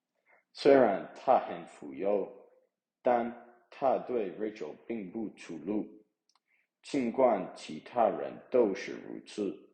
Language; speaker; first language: Chinese; non-native, learner; English